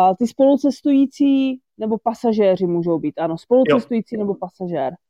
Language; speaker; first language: Czech; native; Czech